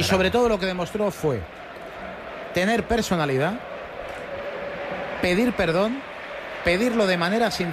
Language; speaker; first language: Spanish; native; Spanish